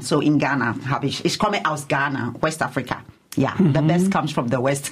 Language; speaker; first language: German; non-native, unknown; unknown